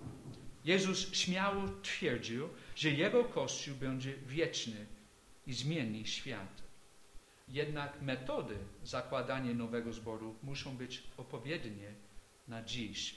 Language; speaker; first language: Polish; non-native, fluent; English